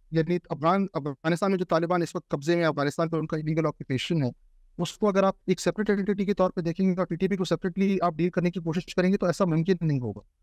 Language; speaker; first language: Urdu; non-native, local second language; Pashto